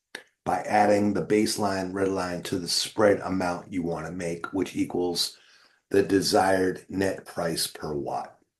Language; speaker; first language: English; native; English